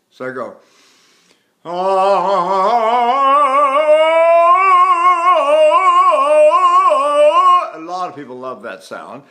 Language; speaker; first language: English; native; English